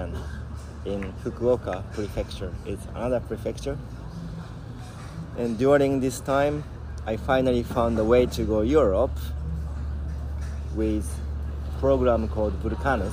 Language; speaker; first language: English; non-native, learner; Japanese